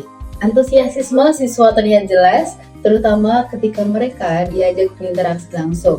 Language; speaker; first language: Indonesian; native; Indonesian